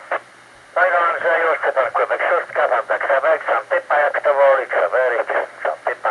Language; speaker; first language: Polish; native; Polish